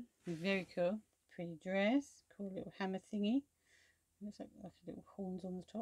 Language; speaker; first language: English; native; English